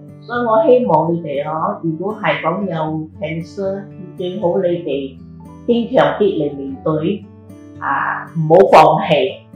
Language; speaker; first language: Cantonese; native; Cantonese